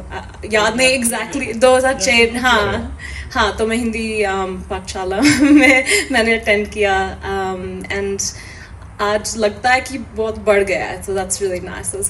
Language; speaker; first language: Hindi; early bilingual, heritage; English